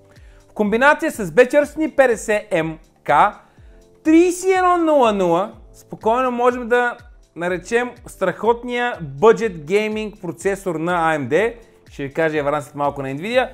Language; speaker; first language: Bulgarian; native; Bulgarian